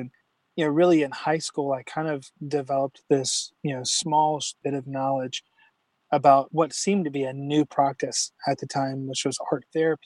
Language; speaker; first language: English; native; English